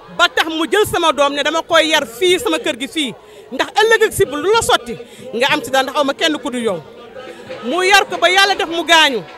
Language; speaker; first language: Wolof; non-native, local second language; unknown